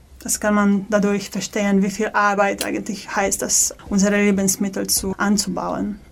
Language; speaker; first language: German; non-native, fluent; Polish